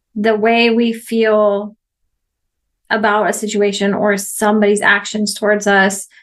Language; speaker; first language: English; native; English